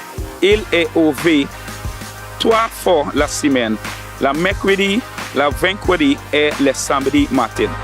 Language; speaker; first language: French; non-native, learner; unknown